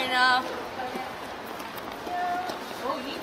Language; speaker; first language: English; non-native, learner; Korean